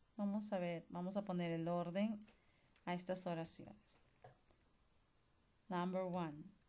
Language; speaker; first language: Spanish; native; Spanish